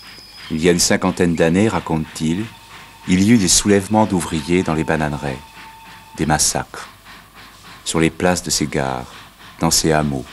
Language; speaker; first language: French; native; French